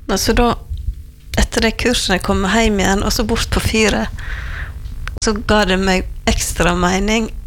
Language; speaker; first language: Norwegian; native; Norwegian